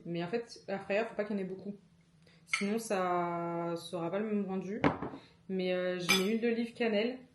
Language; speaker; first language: French; native; French